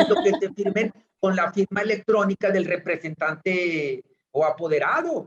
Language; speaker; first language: Spanish; native; Spanish